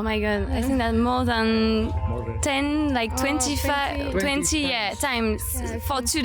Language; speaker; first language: English; non-native, learner; French